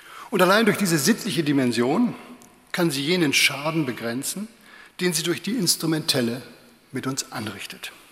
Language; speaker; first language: German; native; German